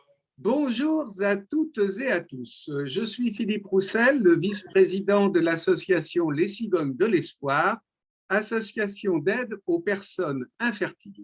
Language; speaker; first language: French; native; French